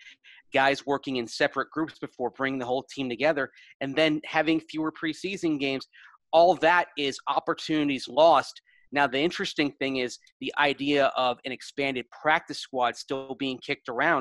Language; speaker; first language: English; native; English